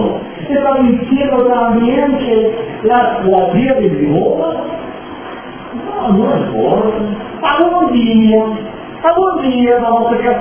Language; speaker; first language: Spanish; non-native, fluent; English